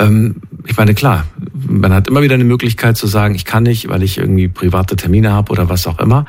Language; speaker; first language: German; native; German